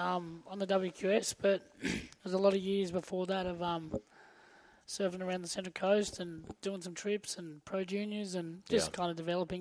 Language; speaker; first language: English; native; English